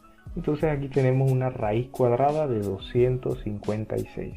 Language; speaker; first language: Spanish; native; Spanish